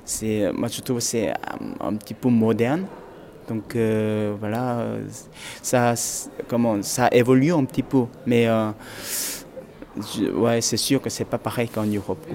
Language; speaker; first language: French; non-native, fluent; Korean